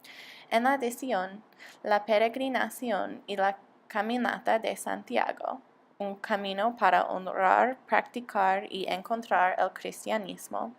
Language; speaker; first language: Spanish; non-native, learner; English